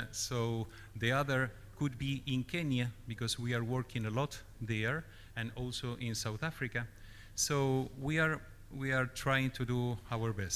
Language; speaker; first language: English; non-native, fluent; Spanish